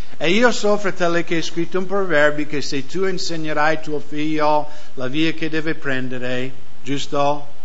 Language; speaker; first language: Italian; non-native, fluent; English